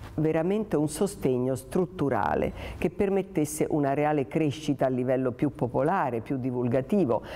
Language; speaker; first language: Italian; native; Italian